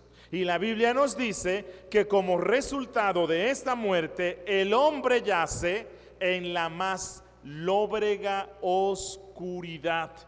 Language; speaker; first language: Spanish; native; Spanish